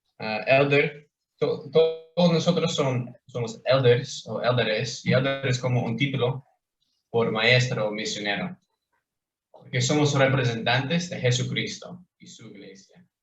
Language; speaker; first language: Spanish; non-native, fluent; English